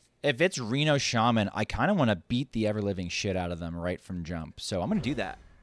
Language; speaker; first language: English; native; English